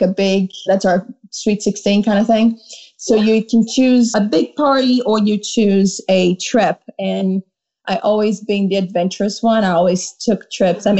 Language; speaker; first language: English; non-native, fluent; Portuguese